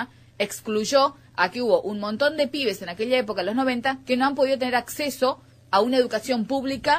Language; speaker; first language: Spanish; native; Spanish